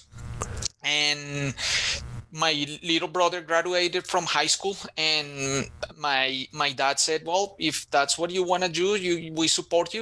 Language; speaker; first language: English; non-native, fluent; Spanish